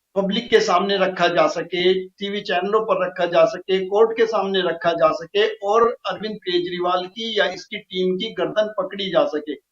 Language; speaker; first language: Hindi; native; Hindi